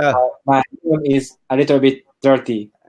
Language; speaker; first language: English; non-native, learner; Japanese